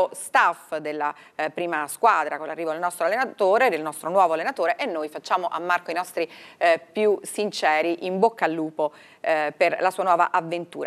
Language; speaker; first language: Italian; native; Italian